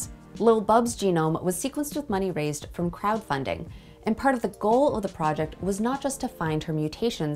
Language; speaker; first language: English; native; English